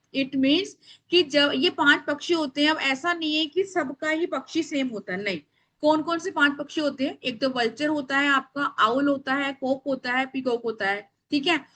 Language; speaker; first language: Hindi; native; Hindi